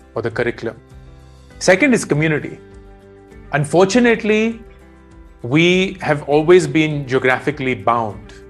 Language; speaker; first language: English; non-native, local second language; Hindi